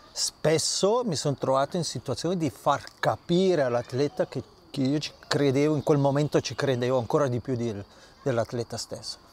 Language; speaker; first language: Italian; native; Italian